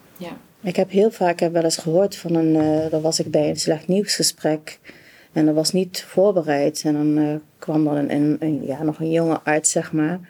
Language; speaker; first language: Dutch; non-native, fluent; Arabic